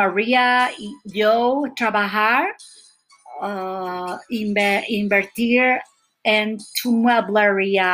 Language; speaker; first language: Spanish; non-native, learner; English